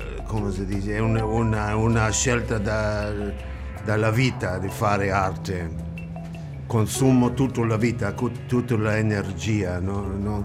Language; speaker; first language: Italian; non-native, learner; English